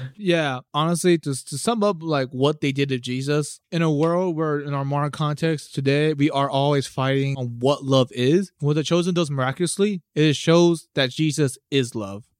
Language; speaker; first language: English; native; English